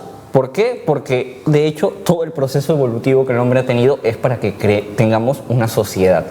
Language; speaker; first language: Spanish; native; Spanish